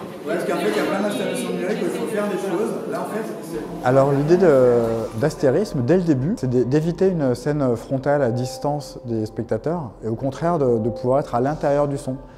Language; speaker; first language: French; native; French